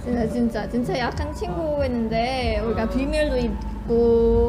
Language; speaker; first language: Korean; non-native, learner; Indonesian